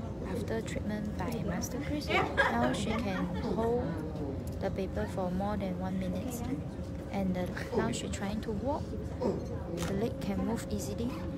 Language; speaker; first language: English; non-native, local second language; Cantonese